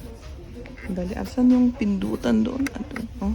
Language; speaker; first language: Filipino; native; Filipino